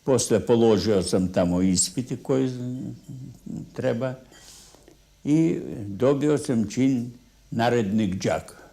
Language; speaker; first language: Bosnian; non-native, fluent; Russian